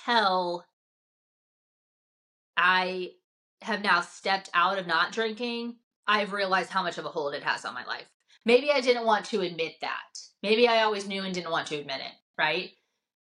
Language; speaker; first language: English; native; English